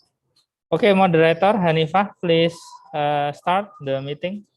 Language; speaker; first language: English; non-native, fluent; Indonesian